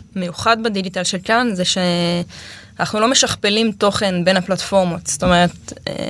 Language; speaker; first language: Hebrew; native; Hebrew